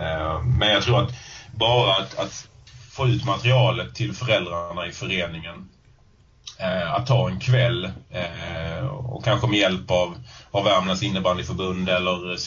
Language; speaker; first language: Swedish; native; Swedish